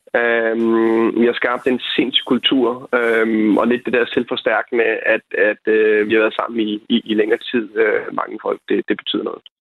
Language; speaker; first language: Danish; native; Danish